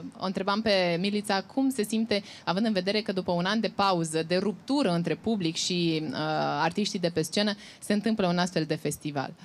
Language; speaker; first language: Romanian; native; Romanian